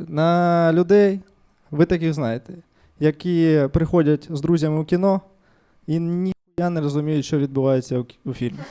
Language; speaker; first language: Ukrainian; non-native, local second language; Russian